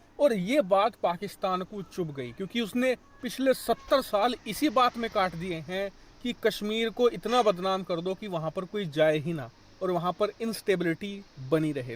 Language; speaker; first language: Hindi; native; Hindi